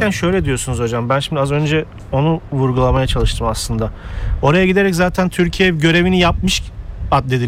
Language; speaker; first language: Turkish; native; Turkish